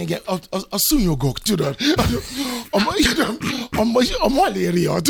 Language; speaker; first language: Hungarian; non-native, fluent; Yoruba